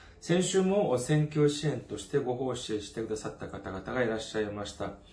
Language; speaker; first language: Japanese; non-native, fluent; Korean